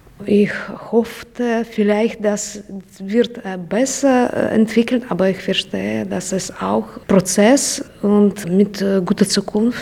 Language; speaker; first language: German; non-native, learner; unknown